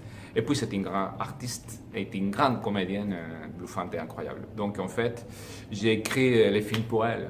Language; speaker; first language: French; non-native, fluent; Spanish